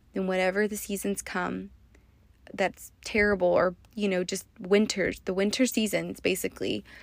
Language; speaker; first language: English; native; English